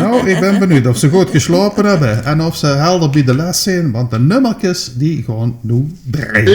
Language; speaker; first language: Dutch; native; Dutch